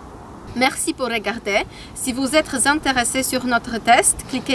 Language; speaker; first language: French; non-native, learner; Polish